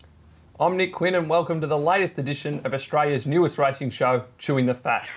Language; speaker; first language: English; native; English